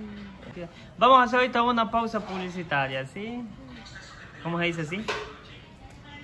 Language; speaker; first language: Spanish; native; Spanish